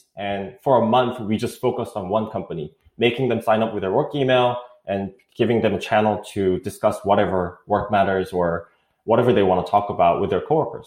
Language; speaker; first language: English; non-native, fluent; Korean